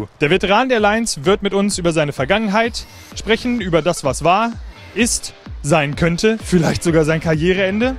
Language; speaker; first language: German; native; German